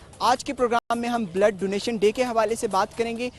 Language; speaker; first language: Urdu; native; Urdu